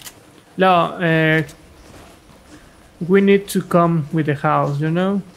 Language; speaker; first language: English; non-native, learner; Spanish